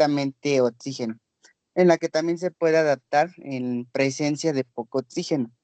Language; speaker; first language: Spanish; native; Spanish